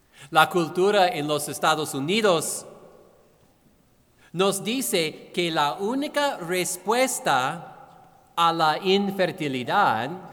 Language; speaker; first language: Spanish; non-native, fluent; English